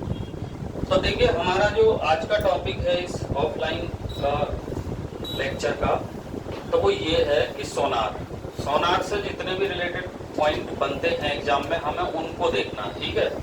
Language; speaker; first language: Hindi; native; Hindi